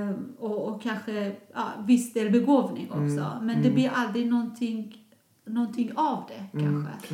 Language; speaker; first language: Swedish; non-native, fluent; Persian